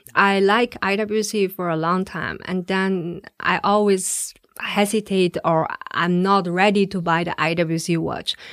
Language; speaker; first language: English; non-native, fluent; Chinese